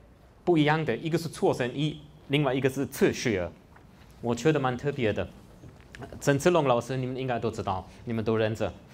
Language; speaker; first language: Chinese; non-native, fluent; German